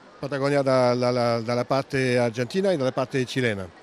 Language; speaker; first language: Italian; non-native, learner; French